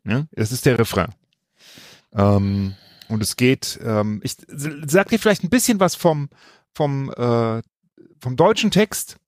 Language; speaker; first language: German; native; German